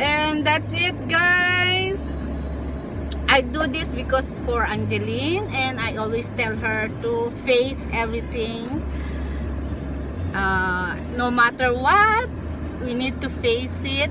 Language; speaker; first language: English; non-native, local second language; Filipino